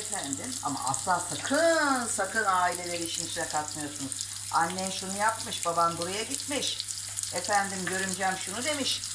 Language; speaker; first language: Turkish; native; Turkish